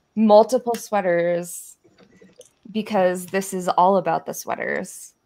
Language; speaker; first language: English; native; English